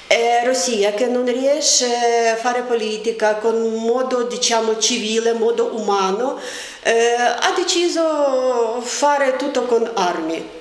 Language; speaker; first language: Italian; non-native, fluent; Ukrainian